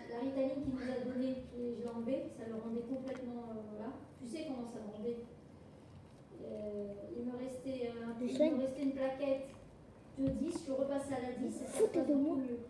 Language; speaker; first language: French; native; French